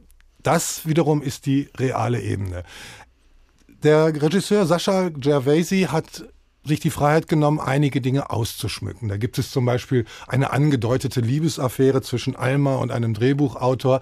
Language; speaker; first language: German; native; German